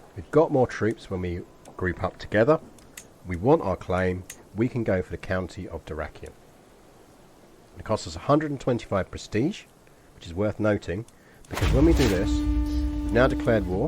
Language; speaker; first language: English; native; English